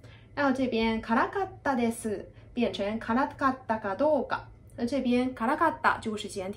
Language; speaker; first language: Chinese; non-native, fluent; Japanese